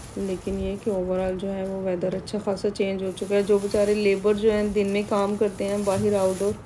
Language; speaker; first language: Urdu; native; Urdu